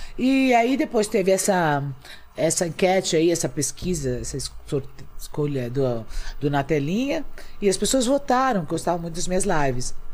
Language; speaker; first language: Portuguese; native; Portuguese